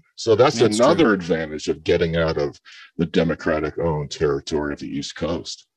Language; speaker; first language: English; native; English